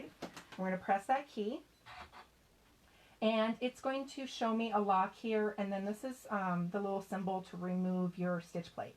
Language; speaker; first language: English; native; English